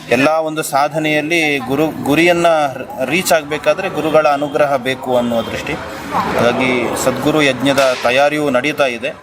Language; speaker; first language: Kannada; native; Kannada